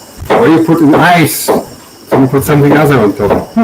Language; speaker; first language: English; non-native, learner; German